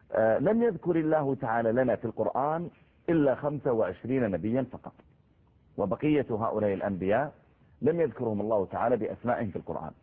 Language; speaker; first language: Arabic; native; Arabic